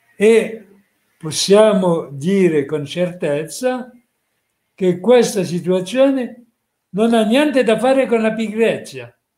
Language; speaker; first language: Italian; non-native, fluent; French